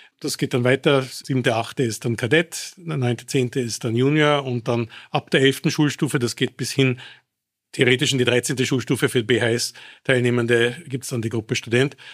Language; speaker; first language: German; early bilingual, other home language; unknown